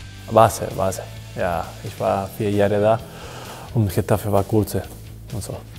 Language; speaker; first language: German; non-native, learner; Spanish